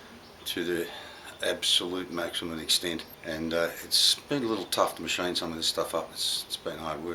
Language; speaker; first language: English; native; English